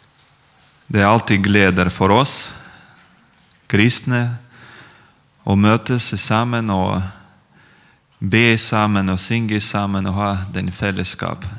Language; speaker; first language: Norwegian; non-native, fluent; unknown